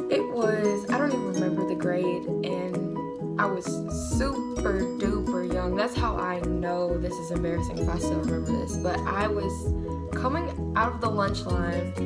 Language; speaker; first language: English; native; English